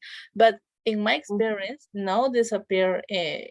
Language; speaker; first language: English; non-native, learner; Spanish